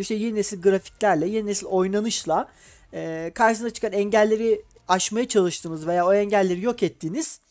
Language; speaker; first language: Turkish; native; Turkish